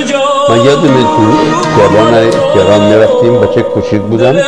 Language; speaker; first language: Persian; early bilingual, other home language; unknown